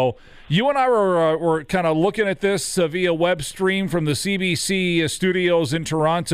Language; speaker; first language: English; native; English